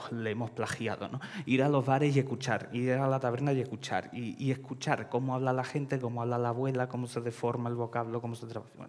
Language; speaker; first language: Spanish; early bilingual, other home language; Ukrainian